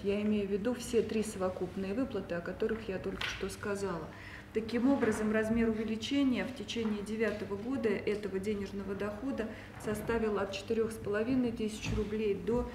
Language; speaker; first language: Russian; native; Russian